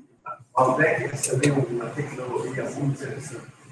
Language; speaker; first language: Portuguese; non-native, learner; Spanish